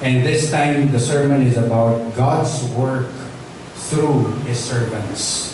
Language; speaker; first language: English; non-native, local second language; Filipino